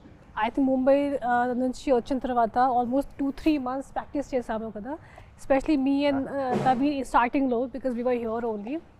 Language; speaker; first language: Telugu; non-native, fluent; Hindi